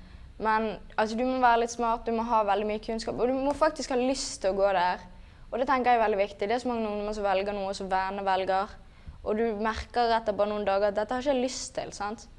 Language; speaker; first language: Norwegian; native; Norwegian